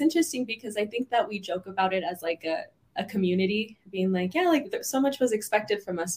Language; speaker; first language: English; native; English